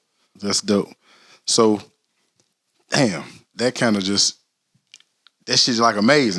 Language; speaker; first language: English; native; English